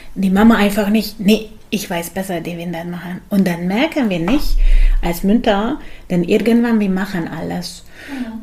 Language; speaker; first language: German; non-native, fluent; Hungarian